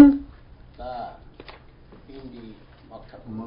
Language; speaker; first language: Arabic; non-native, learner; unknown